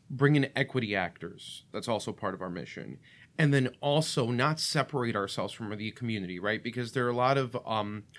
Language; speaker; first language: English; early bilingual, other home language; Russian